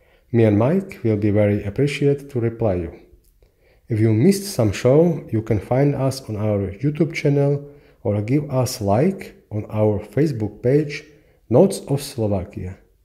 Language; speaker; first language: English; non-native, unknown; Slovak